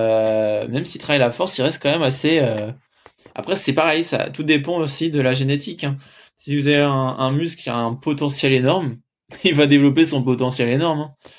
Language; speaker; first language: French; native; French